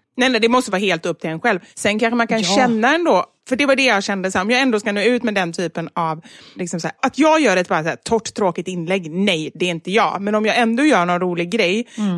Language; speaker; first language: Swedish; native; Swedish